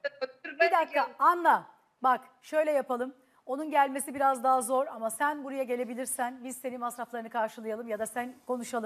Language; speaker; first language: Turkish; native; Turkish